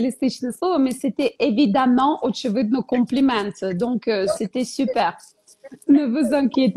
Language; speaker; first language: French; non-native, fluent; Ukrainian